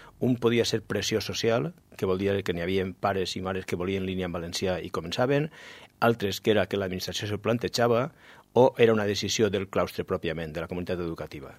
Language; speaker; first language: Catalan; native; Catalan